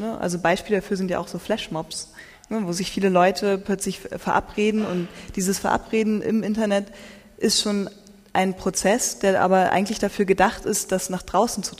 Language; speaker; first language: German; native; German